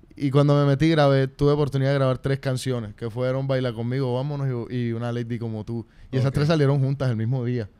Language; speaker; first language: Spanish; native; Spanish